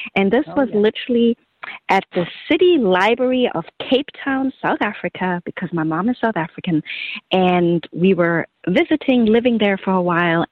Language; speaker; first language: English; non-native, fluent; German